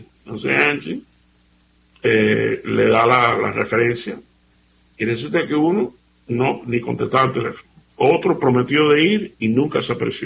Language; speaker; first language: Spanish; native; Spanish